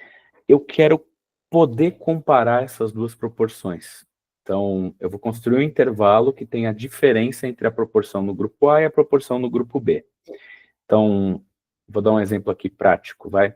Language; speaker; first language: Portuguese; native; Portuguese